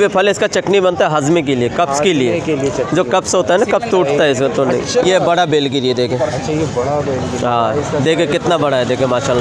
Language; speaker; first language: Hindi; non-native, local second language; Bangla